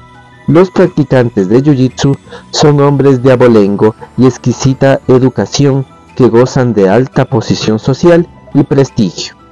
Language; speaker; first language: Spanish; native; Spanish